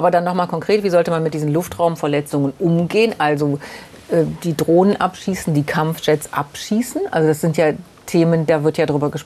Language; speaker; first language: German; native; German